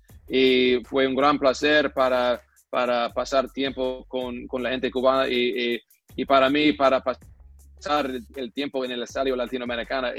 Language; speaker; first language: Spanish; non-native, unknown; English